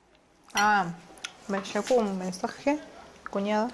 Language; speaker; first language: Spanish; non-native, learner; Korean